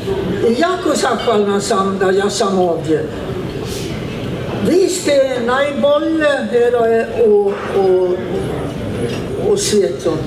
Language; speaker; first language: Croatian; non-native, learner; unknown